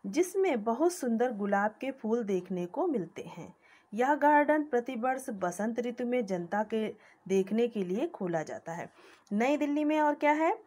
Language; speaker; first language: Hindi; native; Hindi